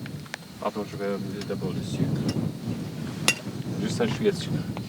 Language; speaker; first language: French; non-native, learner; Arabic